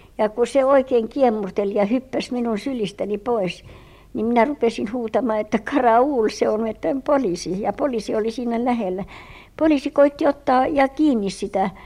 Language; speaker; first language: Finnish; early bilingual, heritage; Finnish